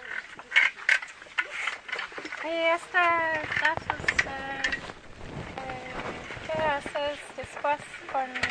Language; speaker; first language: Spanish; non-native, learner; English